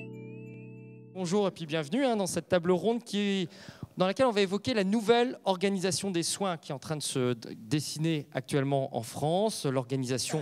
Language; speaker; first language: French; native; French